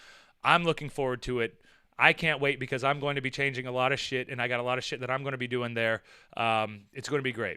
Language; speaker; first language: English; native; English